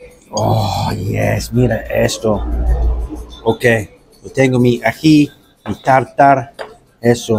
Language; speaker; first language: Spanish; non-native, learner; English